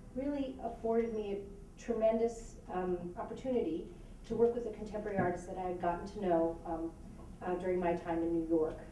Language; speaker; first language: English; native; English